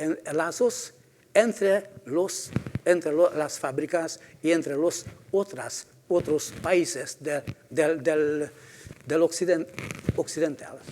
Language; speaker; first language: Spanish; non-native, fluent; Hungarian